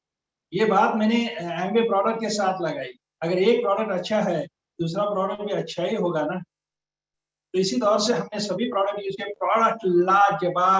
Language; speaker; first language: Hindi; native; Hindi